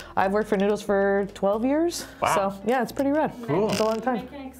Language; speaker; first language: English; native; English